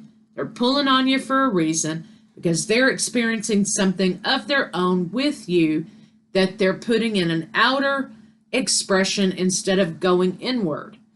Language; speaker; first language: English; native; English